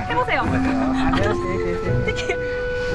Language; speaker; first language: Korean; native; Korean